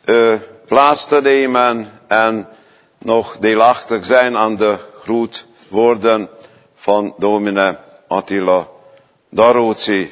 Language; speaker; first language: Dutch; non-native, fluent; Hungarian